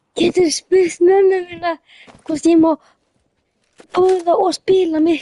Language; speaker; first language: Icelandic; early bilingual, heritage; Icelandic